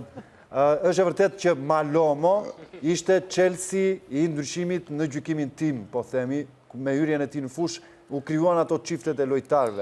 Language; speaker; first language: Albanian; native; Albanian